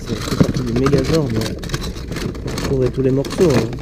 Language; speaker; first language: French; native; French